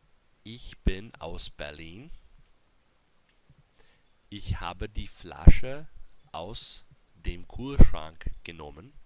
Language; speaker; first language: German; non-native, fluent; English